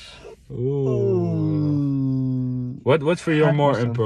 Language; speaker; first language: English; non-native, fluent; Dutch